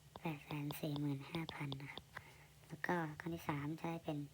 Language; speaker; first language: Thai; native; Thai